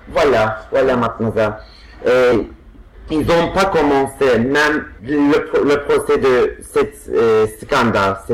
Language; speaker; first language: French; non-native, fluent; Turkish